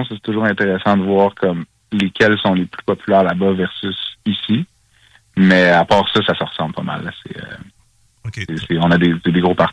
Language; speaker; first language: French; native; French